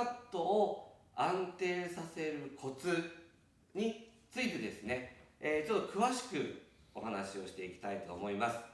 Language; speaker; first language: Japanese; native; Japanese